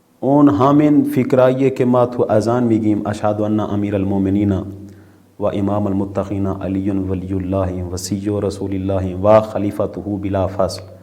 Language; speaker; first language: Persian; non-native, fluent; Urdu